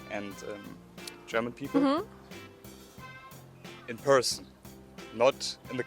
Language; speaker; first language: English; non-native, learner; German